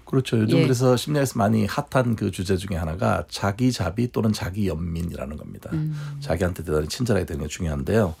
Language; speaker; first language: Korean; native; Korean